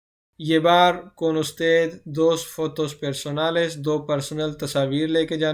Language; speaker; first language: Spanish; non-native, fluent; Urdu